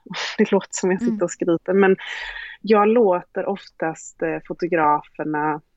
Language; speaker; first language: Swedish; native; Swedish